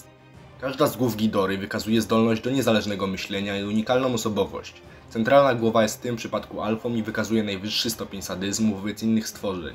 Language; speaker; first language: Polish; native; Polish